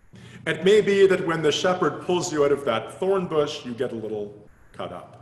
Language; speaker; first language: English; native; English